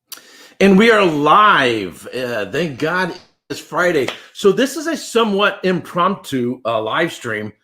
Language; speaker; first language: English; native; English